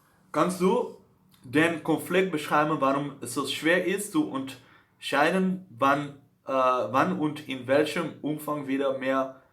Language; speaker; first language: German; non-native, learner; Dutch